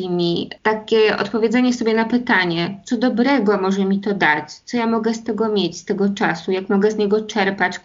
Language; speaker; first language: Polish; native; Polish